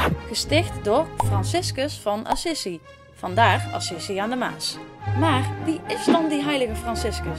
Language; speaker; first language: Dutch; native; Dutch